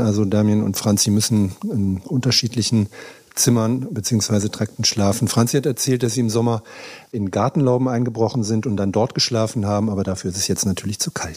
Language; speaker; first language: German; native; German